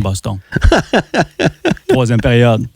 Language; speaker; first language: French; native; French